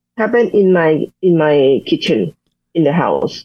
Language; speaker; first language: English; non-native, learner; Thai